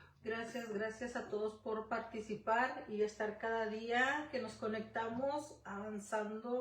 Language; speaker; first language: Spanish; native; Spanish